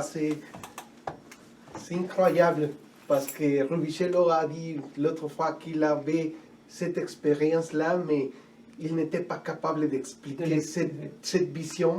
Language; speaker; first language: French; non-native, fluent; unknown